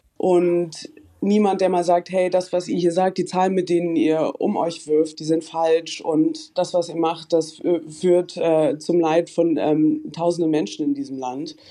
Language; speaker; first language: German; native; German